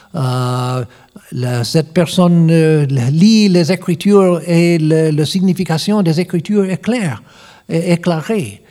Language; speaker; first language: French; non-native, learner; English